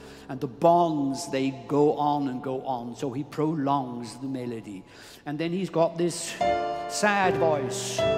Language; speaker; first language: English; non-native, fluent; German